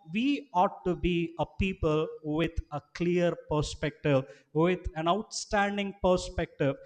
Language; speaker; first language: English; non-native, local second language; Telugu